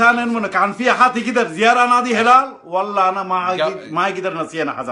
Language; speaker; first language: Arabic; non-native, learner; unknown